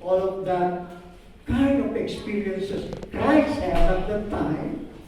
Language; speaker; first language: English; non-native, local second language; Filipino